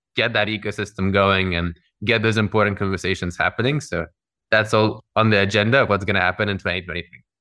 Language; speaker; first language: English; early bilingual, other home language; Russian